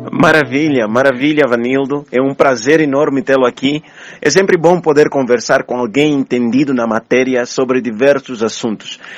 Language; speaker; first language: Portuguese; native; Portuguese